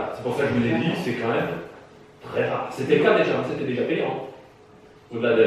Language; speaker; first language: French; native; French